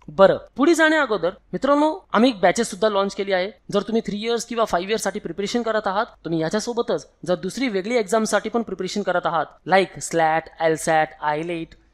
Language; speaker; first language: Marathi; non-native, local second language; Hindi